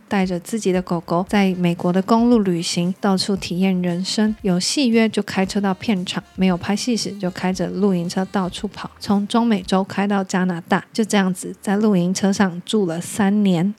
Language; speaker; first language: Chinese; native; Chinese